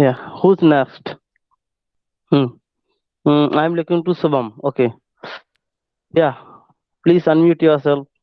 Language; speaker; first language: English; non-native, local second language; Hindi